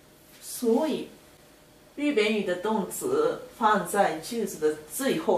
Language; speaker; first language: Chinese; non-native, fluent; Japanese